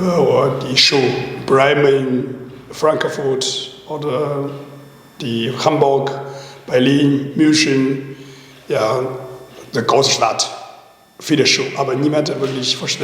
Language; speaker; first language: German; non-native, learner; Chinese